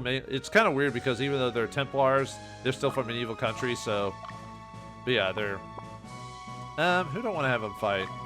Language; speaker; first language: English; native; English